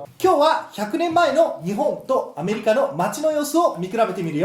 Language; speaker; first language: Japanese; native; Japanese